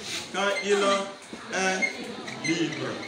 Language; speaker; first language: French; non-native, fluent; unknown